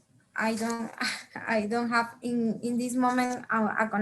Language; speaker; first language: English; non-native, learner; Spanish